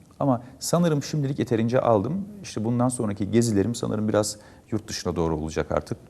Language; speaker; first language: Turkish; early bilingual, heritage; Turkish